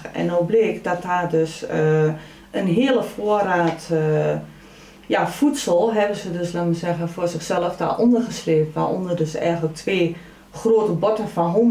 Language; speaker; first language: Dutch; native; Dutch